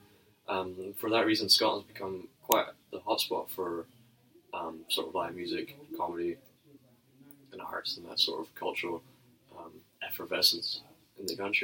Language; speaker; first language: English; native; English